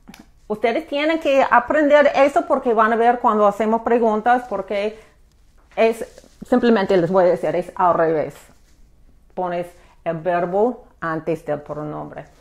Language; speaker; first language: Spanish; non-native, fluent; English